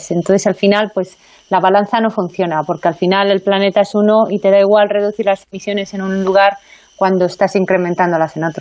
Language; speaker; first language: Spanish; native; Spanish